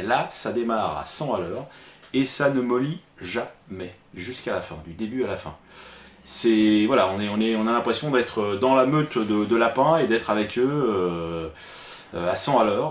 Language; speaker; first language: French; native; French